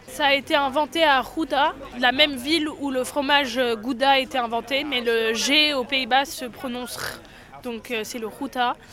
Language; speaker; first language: French; native; French